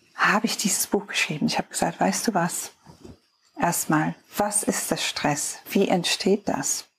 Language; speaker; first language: German; non-native, fluent; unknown